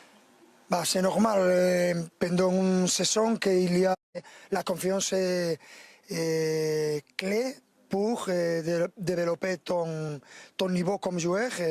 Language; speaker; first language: French; non-native, fluent; Spanish